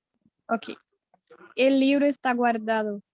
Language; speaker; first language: Spanish; non-native, learner; Portuguese